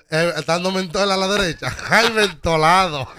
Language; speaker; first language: Spanish; native; Spanish